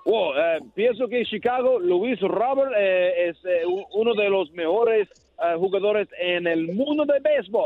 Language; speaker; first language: Spanish; non-native, learner; English